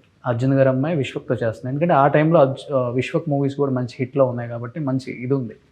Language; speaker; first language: Telugu; native; Telugu